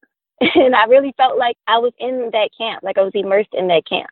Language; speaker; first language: English; native; English